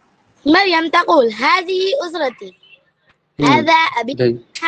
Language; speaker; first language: Arabic; non-native, learner; Urdu